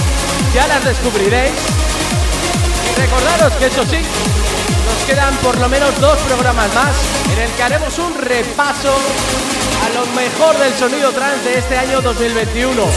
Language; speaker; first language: Spanish; native; Spanish